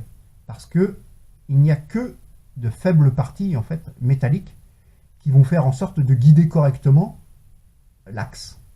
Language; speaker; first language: French; native; French